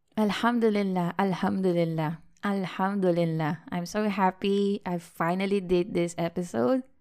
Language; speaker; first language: English; non-native, local second language; Filipino